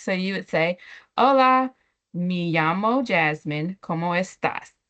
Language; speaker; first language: Spanish; non-native, learner; English